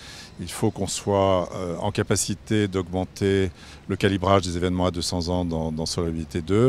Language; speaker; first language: French; native; French